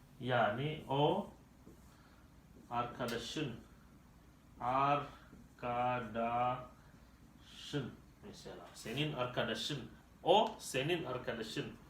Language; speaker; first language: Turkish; non-native, learner; Indonesian